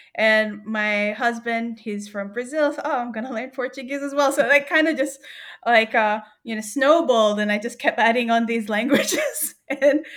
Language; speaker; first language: English; native; English